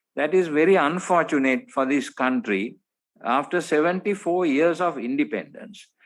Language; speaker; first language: English; non-native, local second language; Sinhala